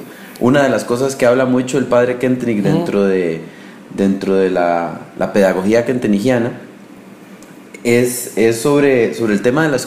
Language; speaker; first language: Spanish; native; Spanish